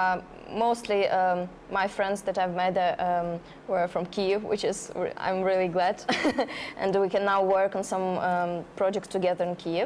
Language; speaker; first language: English; non-native, fluent; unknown